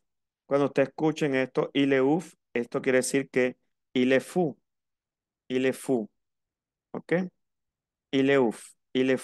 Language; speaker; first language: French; non-native, fluent; Spanish